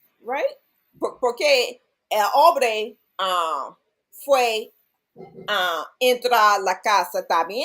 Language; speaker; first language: Spanish; non-native, learner; English